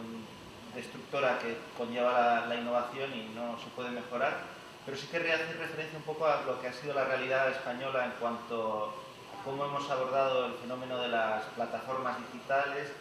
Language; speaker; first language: Spanish; native; Spanish